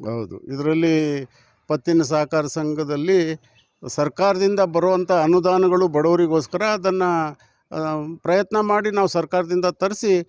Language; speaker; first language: Kannada; non-native, local second language; Lambadi